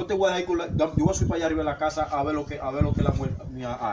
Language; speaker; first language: Spanish; native; Spanish